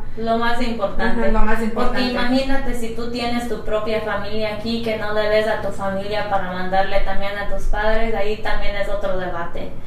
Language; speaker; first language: Spanish; native; Spanish